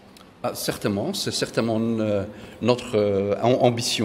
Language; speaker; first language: French; non-native, fluent; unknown